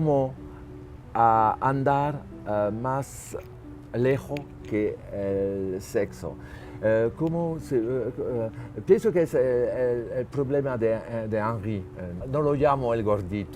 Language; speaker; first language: Spanish; non-native, learner; French